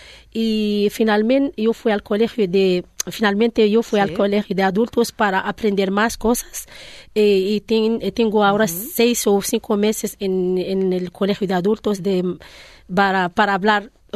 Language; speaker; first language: Spanish; non-native, learner; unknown